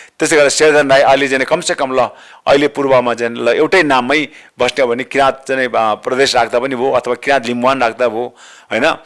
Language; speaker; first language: Nepali; non-native, local second language; Sherpa